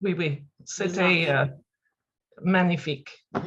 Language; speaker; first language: French; non-native, learner; English